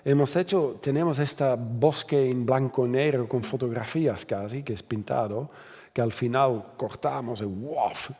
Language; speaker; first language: Spanish; non-native, fluent; Dutch